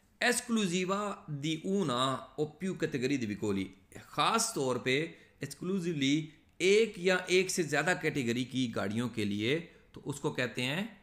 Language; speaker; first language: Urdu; non-native, local second language; Punjabi